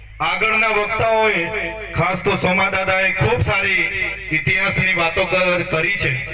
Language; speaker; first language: Gujarati; non-native, local second language; Vasavi